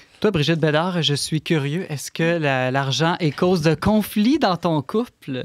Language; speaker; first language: French; native; French